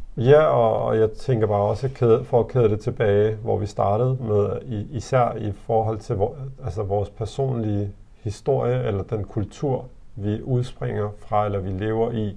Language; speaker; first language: Danish; early bilingual, other home language; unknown